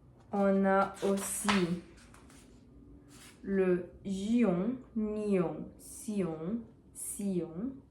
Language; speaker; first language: French; non-native, learner; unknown